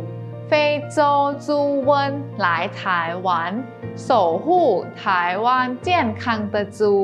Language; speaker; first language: Chinese; non-native, fluent; Thai